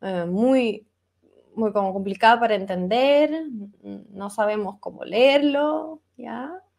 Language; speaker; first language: Spanish; non-native, fluent; Russian